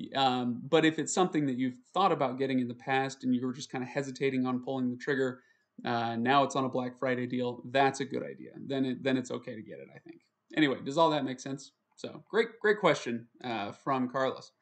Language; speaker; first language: English; native; English